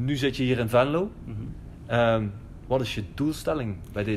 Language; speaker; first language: Dutch; native; Dutch